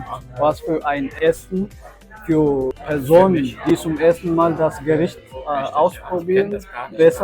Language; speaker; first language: German; non-native, fluent; Amharic